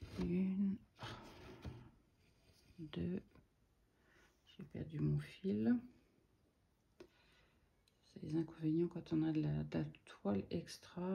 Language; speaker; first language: French; native; French